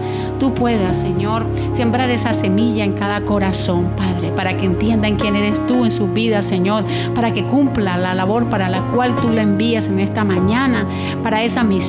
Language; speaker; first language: Spanish; native; Spanish